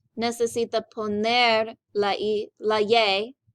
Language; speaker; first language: Spanish; non-native, learner; English